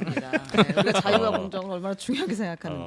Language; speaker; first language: Korean; native; Korean